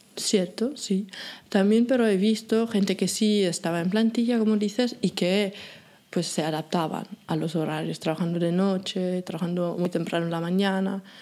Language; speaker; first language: Spanish; non-native, fluent; German